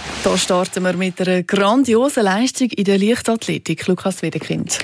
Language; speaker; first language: German; native; German